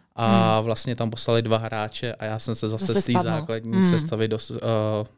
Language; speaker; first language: Czech; native; Czech